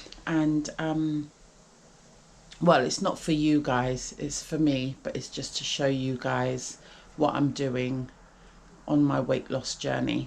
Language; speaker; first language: English; native; English